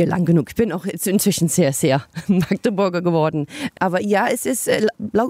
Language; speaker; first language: German; non-native, fluent; English